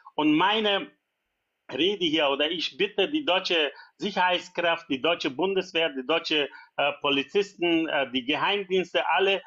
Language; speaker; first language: German; non-native, learner; Persian